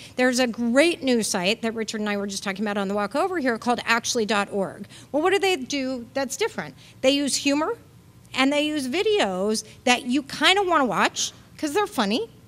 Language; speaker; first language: English; native; English